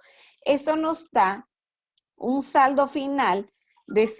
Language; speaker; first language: Spanish; native; Spanish